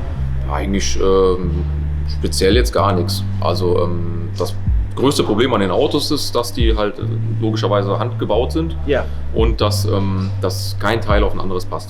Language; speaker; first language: German; native; German